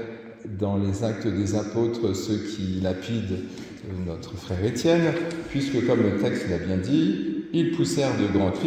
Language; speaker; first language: French; native; French